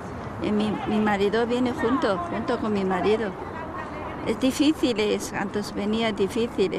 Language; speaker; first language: Spanish; non-native, learner; Chinese